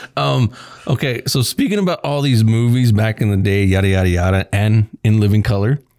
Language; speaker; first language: English; native; English